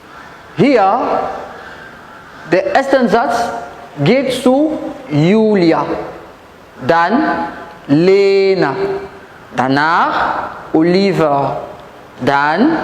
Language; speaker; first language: German; non-native, learner; French